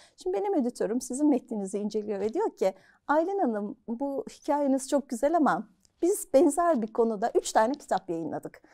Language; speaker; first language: Turkish; native; Turkish